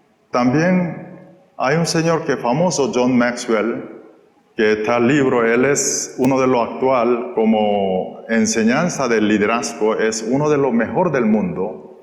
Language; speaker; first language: Spanish; non-native, fluent; Korean